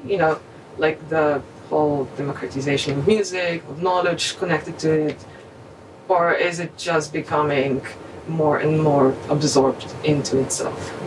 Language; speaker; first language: English; non-native, fluent; Slovenian